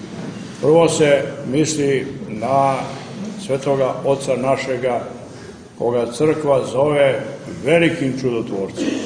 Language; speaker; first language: Croatian; native; Croatian